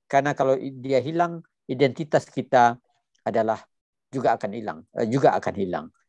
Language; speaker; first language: Indonesian; non-native, local second language; Minangkabau